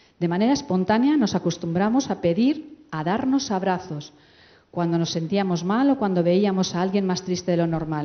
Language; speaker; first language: Spanish; native; Spanish